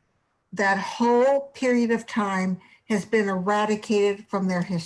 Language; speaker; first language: English; native; English